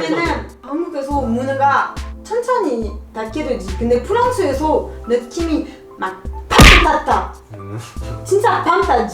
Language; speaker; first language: Korean; non-native, learner; French